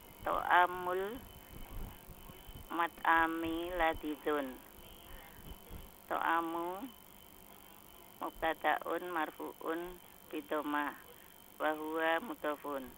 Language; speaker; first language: Arabic; non-native, learner; Indonesian